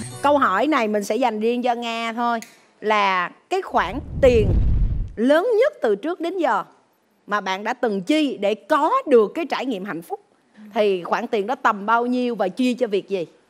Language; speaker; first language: Vietnamese; native; Vietnamese